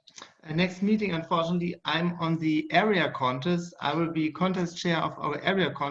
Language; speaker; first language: English; non-native, fluent; German